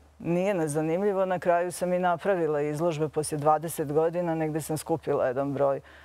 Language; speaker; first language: Croatian; native; Croatian